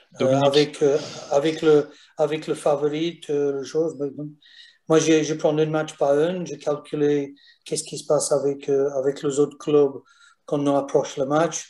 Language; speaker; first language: French; non-native, fluent; English